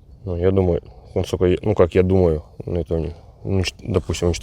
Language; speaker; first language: Russian; native; Russian